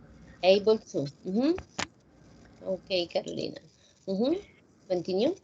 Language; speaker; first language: English; non-native, fluent; Spanish